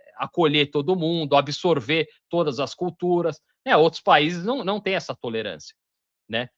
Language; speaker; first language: Portuguese; native; Portuguese